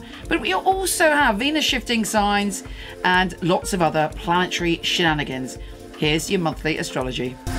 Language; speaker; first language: English; native; English